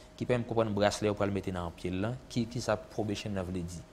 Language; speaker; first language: French; native; French